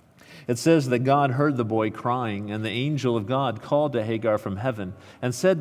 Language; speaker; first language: English; native; English